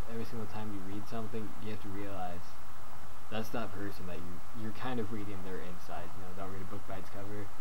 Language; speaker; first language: English; native; English